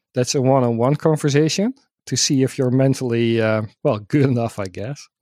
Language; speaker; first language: English; non-native, fluent; Dutch